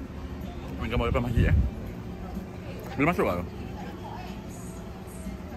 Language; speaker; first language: Malay; native; Malay